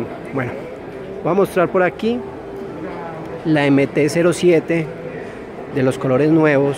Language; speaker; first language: Spanish; native; Spanish